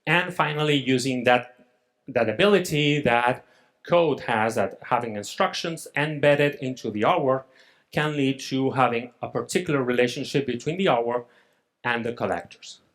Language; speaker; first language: English; non-native, fluent; Catalan